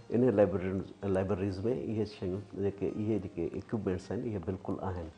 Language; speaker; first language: Sindhi; native; Sindhi